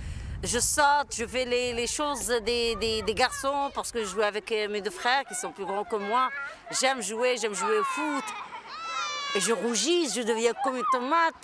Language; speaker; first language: French; non-native, local second language; Arabic